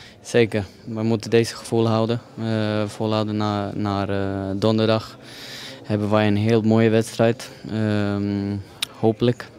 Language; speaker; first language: Dutch; non-native, fluent; Swedish